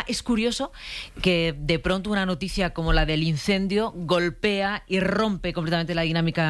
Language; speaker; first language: Spanish; native; Spanish